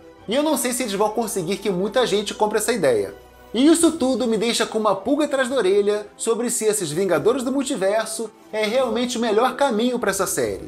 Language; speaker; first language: Portuguese; native; Portuguese